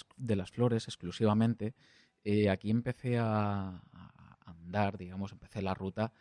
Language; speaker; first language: Spanish; non-native, local second language; Catalan